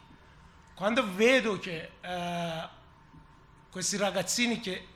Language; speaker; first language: Italian; non-native, learner; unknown